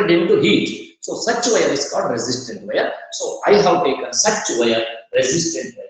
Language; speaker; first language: English; non-native, local second language; Kannada